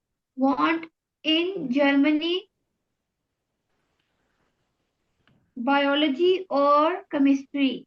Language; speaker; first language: English; non-native, learner; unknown